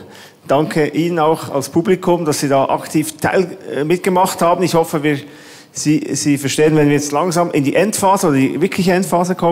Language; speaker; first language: German; native; German